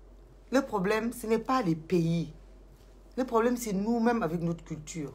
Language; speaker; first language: French; non-native, local second language; Wolof